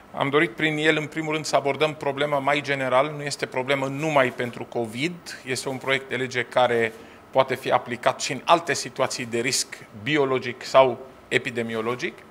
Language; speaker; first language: Romanian; non-native, fluent; Arabic